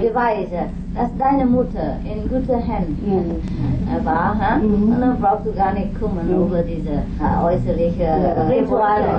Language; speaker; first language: German; non-native, learner; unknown